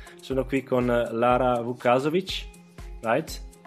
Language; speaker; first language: Italian; native; Italian